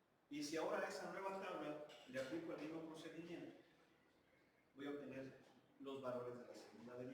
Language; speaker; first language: Spanish; native; Spanish